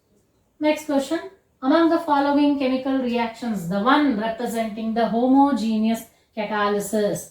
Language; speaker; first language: English; non-native, local second language; Kannada